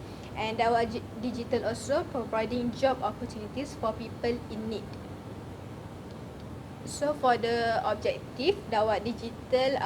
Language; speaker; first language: English; non-native, learner; Malay